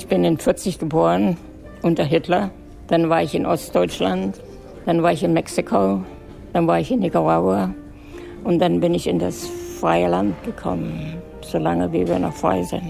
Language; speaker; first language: German; native; German